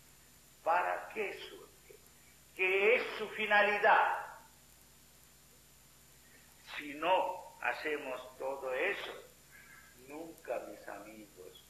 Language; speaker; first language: Spanish; non-native, fluent; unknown